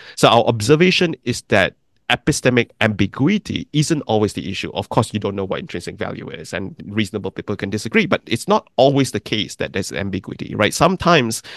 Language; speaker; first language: English; non-native, local second language; Chinese